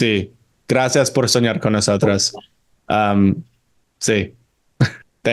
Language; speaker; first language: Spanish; non-native, learner; English